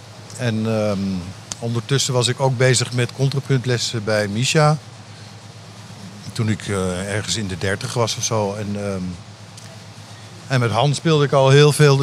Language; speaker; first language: Dutch; native; Dutch